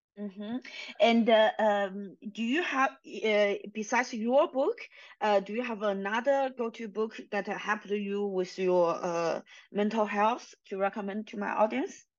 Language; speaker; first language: English; non-native, fluent; Chinese